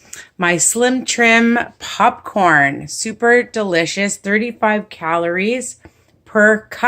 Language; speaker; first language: English; native; English